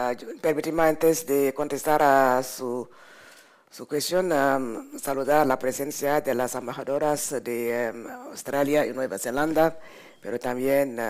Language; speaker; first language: Spanish; non-native, fluent; French